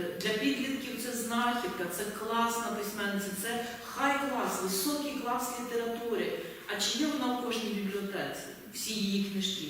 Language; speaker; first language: Ukrainian; native; Ukrainian